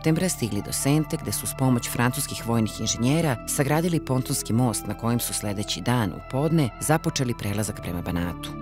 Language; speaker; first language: Serbian; native; Serbian